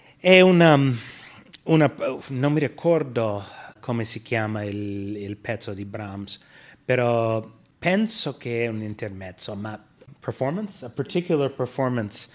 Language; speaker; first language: Italian; non-native, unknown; English